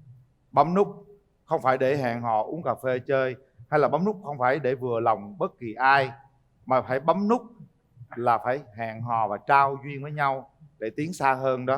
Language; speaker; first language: Vietnamese; native; Vietnamese